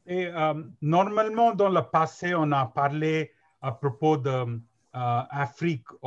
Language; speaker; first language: French; non-native, learner; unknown